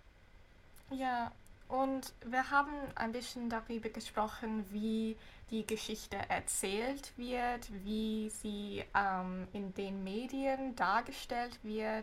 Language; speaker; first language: German; non-native, fluent; English